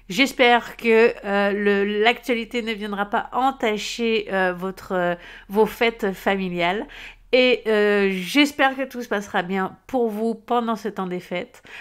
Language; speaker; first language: French; native; French